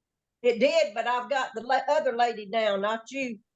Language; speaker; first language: English; native; English